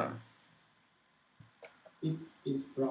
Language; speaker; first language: English; non-native, learner; Portuguese